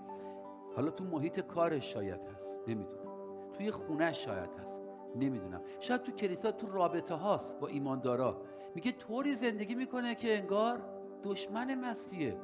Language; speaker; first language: Persian; native; Persian